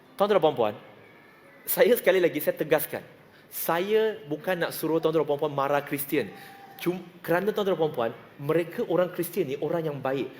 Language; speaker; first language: Malay; non-native, local second language; Chinese